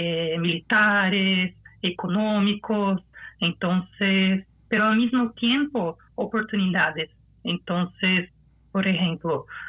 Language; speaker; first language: Spanish; non-native, fluent; Portuguese